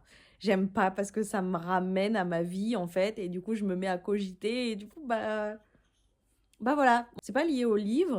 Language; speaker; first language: French; native; French